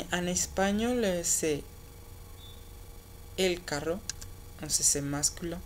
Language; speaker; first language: French; non-native, learner; Spanish